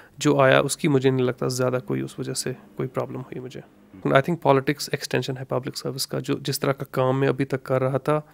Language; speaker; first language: Urdu; non-native, local second language; Kashmiri